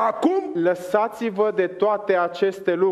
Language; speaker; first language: Romanian; native; Romanian